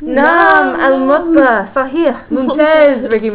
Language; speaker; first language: Arabic; non-native, learner; English